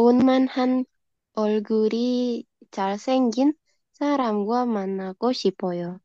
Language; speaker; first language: Korean; non-native, learner; Indonesian